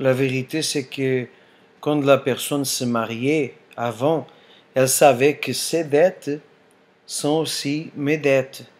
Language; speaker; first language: French; non-native, fluent; Portuguese